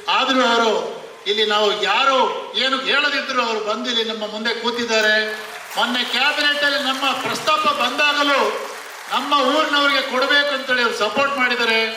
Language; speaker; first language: Kannada; non-native, local second language; Kodava